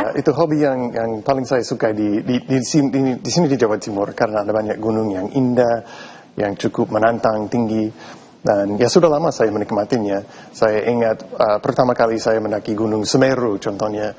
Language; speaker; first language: Indonesian; non-native, fluent; English